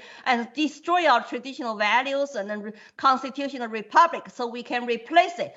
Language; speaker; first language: English; non-native, fluent; Chinese